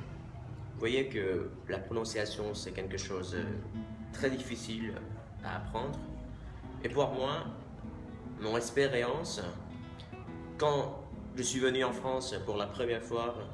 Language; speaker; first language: French; non-native, fluent; Vietnamese